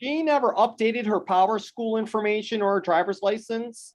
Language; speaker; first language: English; native; English